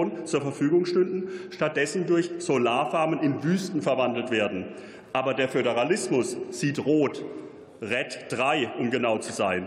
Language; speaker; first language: German; native; German